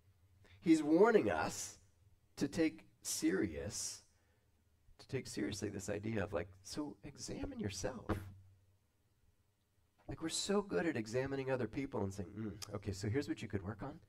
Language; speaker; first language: English; native; English